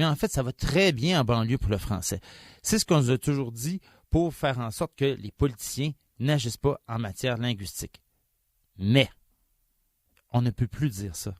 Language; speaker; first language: French; native; French